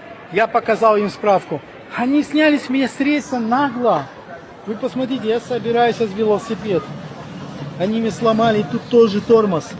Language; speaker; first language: Russian; non-native, fluent; Romanian